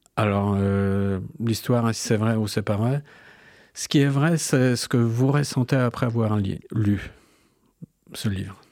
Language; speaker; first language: French; non-native, fluent; Polish